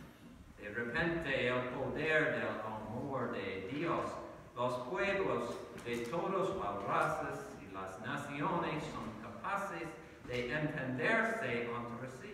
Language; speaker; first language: Spanish; non-native, learner; English